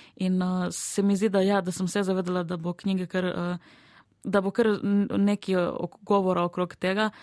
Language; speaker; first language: Slovenian; early bilingual, other home language; Serbian